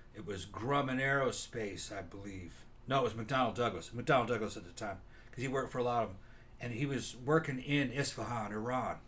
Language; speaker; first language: English; native; English